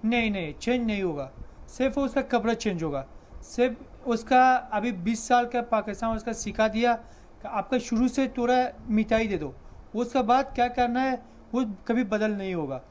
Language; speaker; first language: Hindi; non-native, learner; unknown